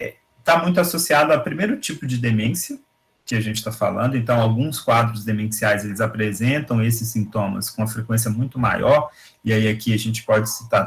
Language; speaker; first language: Portuguese; native; Portuguese